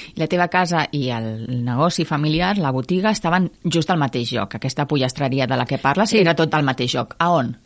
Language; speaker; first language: Catalan; native; Catalan